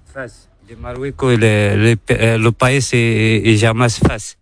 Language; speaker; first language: Spanish; non-native, learner; Arabic